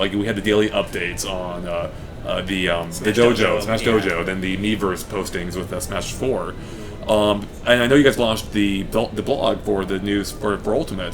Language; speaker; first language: English; native; English